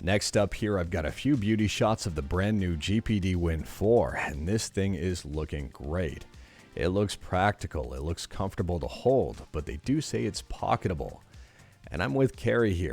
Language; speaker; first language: English; native; English